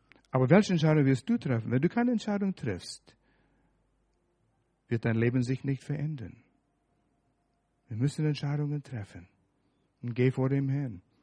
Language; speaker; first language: German; non-native, fluent; English